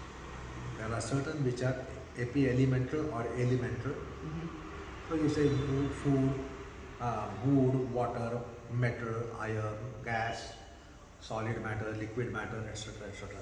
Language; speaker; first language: English; non-native, fluent; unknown